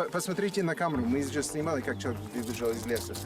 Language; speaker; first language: Russian; non-native, fluent; English